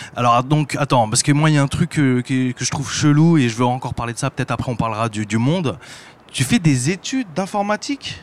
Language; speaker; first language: French; native; French